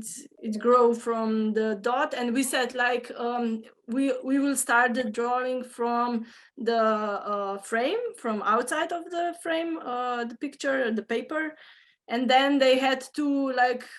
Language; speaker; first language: English; non-native, fluent; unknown